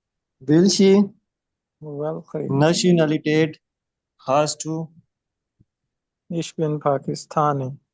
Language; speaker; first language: German; non-native, learner; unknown